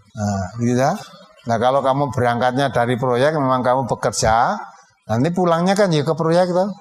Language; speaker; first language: Indonesian; non-native, local second language; Javanese